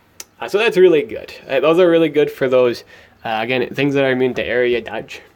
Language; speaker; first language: English; native; English